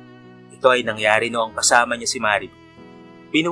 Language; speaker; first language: Filipino; native; Filipino